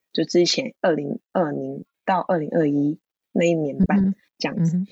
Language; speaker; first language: Chinese; non-native, local second language; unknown